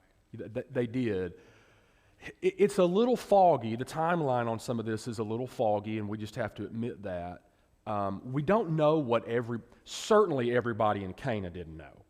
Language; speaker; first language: English; native; English